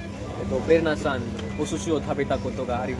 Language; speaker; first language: Japanese; non-native, learner; Marathi